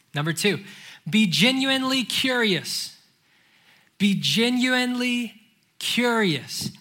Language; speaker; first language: English; native; English